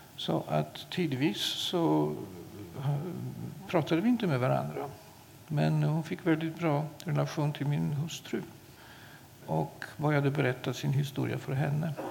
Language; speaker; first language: Swedish; non-native, fluent; Polish